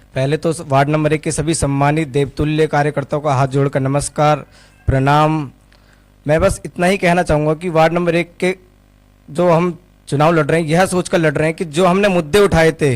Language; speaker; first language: Hindi; native; Hindi